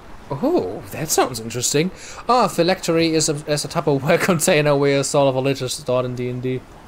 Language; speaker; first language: English; non-native, fluent; German